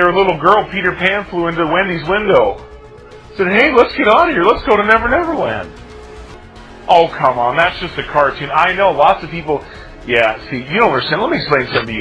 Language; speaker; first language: English; native; English